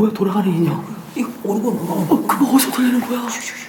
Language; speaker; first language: Korean; native; Korean